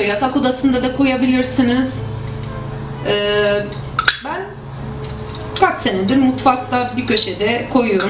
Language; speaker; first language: Turkish; non-native, fluent; Arabic